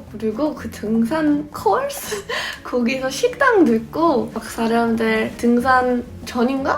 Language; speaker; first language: Korean; non-native, fluent; English